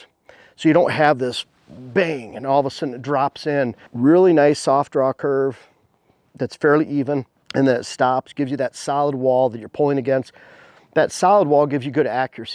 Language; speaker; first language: English; native; English